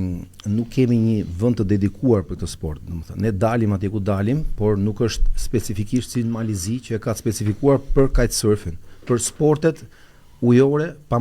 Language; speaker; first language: Albanian; native; Albanian